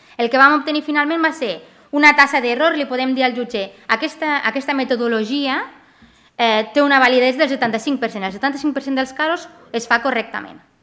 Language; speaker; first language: Catalan; native; Catalan